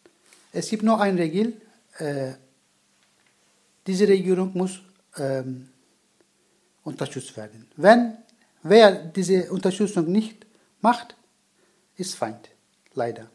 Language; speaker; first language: German; non-native, learner; Turkish